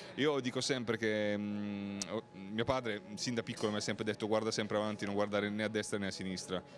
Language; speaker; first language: Italian; native; Italian